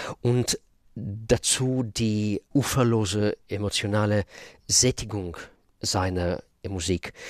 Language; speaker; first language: German; non-native, fluent; Russian